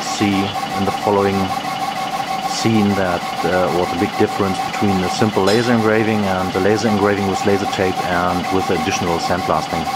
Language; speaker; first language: English; non-native, fluent; German